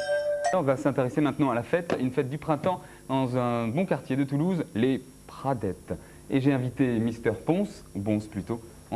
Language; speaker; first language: French; native; French